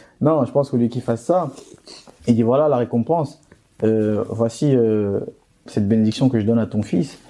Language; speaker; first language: French; early bilingual, other home language; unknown